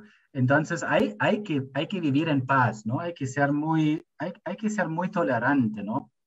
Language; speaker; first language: Spanish; non-native, fluent; German